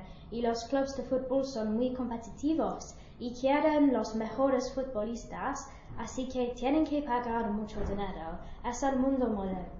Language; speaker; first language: Spanish; non-native, learner; English